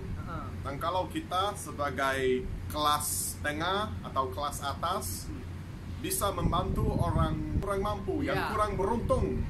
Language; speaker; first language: Indonesian; non-native, fluent; English